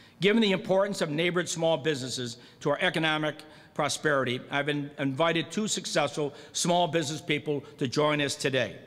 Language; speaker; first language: English; native; English